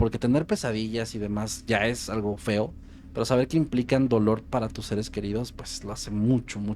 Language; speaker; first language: Spanish; native; Spanish